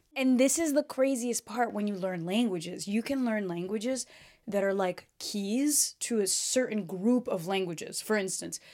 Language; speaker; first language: English; early bilingual, other home language; Portuguese